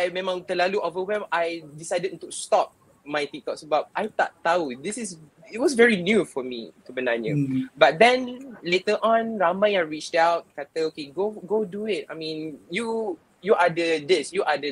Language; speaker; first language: English; non-native, local second language; Malay